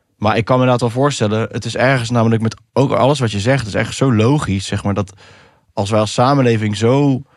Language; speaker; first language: Dutch; early bilingual, other home language; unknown